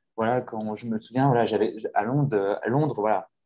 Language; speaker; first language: French; native; French